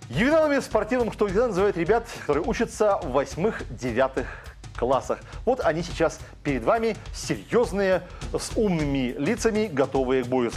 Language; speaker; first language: Russian; native; Russian